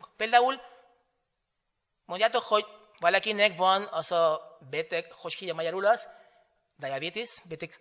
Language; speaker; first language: Hungarian; non-native, learner; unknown